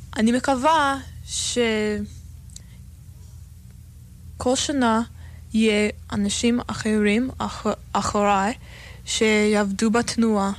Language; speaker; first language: Hebrew; non-native, fluent; English